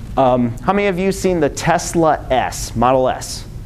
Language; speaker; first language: English; native; English